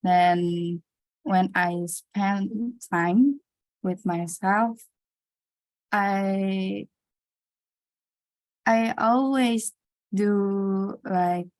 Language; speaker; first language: English; non-native, learner; Indonesian